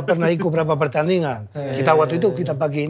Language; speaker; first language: Indonesian; non-native, fluent; Spanish